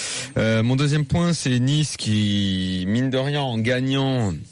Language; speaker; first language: French; native; French